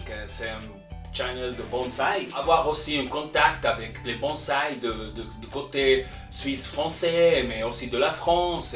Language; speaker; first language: French; non-native, local second language; German